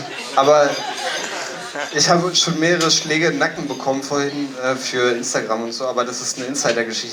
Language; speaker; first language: German; native; German